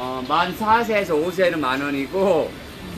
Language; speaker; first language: Korean; native; Korean